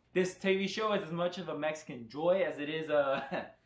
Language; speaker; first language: English; early bilingual, other home language; Spanish